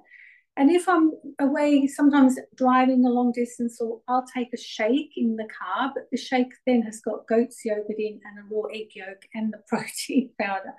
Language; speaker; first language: English; native; English